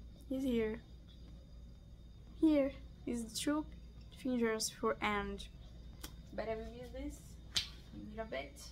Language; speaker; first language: English; non-native, learner; Portuguese